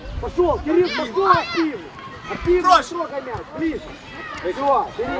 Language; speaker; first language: Russian; native; Russian